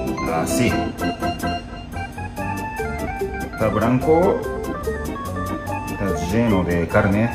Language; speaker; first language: Spanish; non-native, learner; Japanese